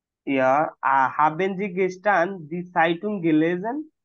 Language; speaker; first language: German; non-native, fluent; Bangla